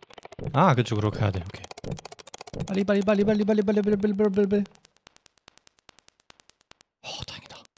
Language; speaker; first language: Korean; non-native, fluent; German